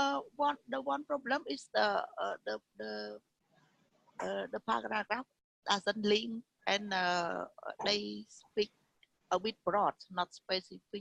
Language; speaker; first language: English; non-native, learner; Vietnamese